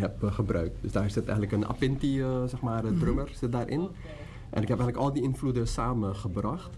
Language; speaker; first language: Dutch; native; Dutch